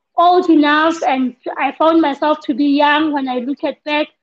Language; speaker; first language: English; non-native, local second language; Southern Sotho